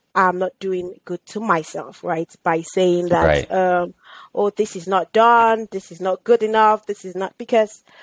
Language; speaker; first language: English; non-native, local second language; Yoruba